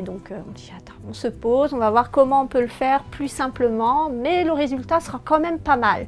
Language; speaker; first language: French; native; French